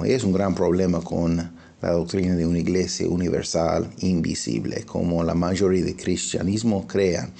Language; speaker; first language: Spanish; non-native, fluent; English